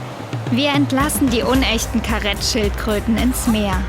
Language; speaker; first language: German; native; German